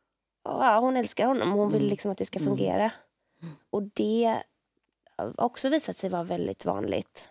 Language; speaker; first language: Swedish; native; Swedish